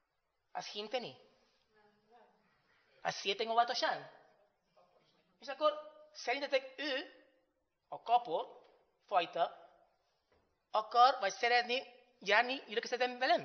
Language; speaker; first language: Hungarian; non-native, fluent; Spanish